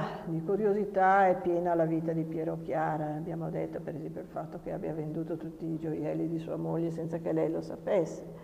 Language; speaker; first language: Italian; native; Italian